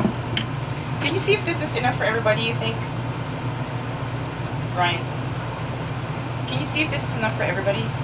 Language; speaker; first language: English; non-native, local second language; Filipino